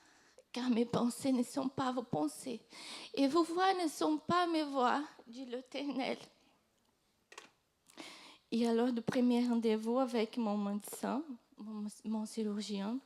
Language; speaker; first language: French; non-native, fluent; Portuguese